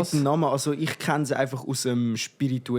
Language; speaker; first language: German; native; German